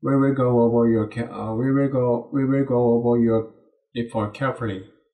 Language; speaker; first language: English; non-native, learner; Korean